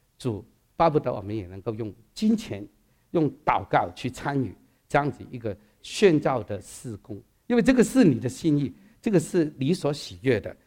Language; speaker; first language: Chinese; non-native, local second language; Cantonese